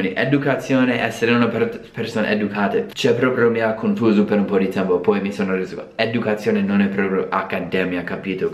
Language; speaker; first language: Italian; non-native, fluent; English